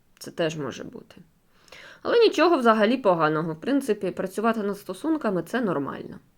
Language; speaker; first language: Ukrainian; non-native, local second language; Russian